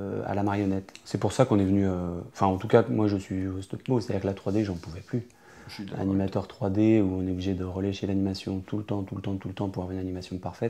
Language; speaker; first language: French; native; French